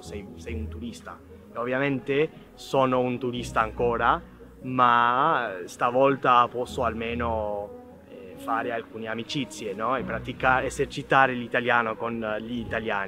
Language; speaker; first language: Italian; non-native, fluent; English